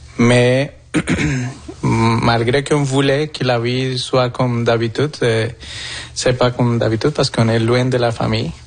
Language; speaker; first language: French; non-native, fluent; Spanish